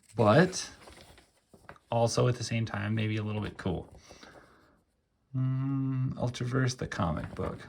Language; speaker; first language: English; native; English